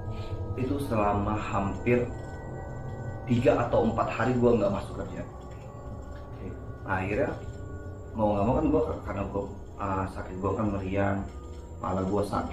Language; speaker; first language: Indonesian; native; Indonesian